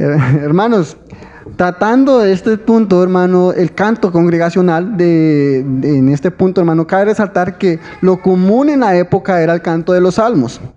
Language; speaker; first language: Spanish; native; Spanish